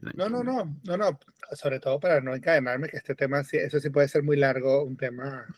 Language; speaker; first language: Spanish; native; Spanish